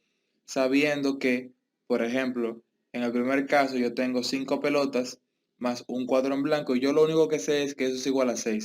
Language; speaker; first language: Spanish; native; Spanish